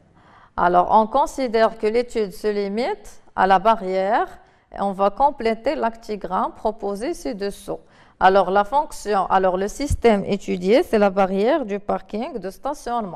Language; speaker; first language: French; non-native, local second language; Arabic